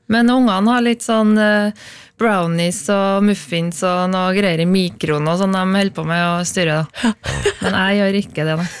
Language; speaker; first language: Norwegian; native; Norwegian